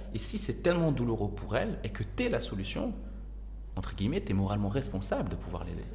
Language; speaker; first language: French; non-native, local second language; Arabic